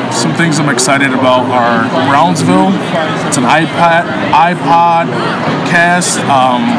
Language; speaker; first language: English; native; English